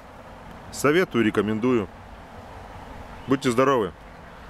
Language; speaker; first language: Russian; native; Russian